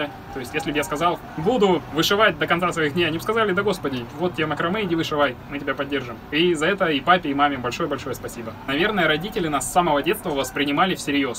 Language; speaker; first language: Russian; native; Russian